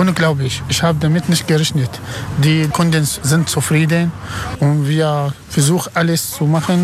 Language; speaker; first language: German; non-native, learner; Arabic